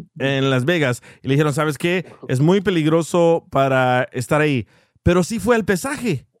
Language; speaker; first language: Spanish; early bilingual, heritage; Spanish